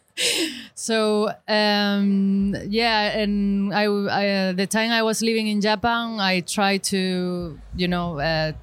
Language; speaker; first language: English; non-native, learner; Spanish